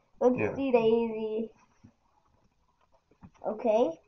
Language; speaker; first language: English; native; English